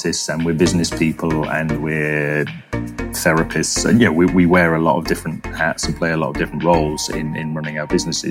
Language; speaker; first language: English; native; English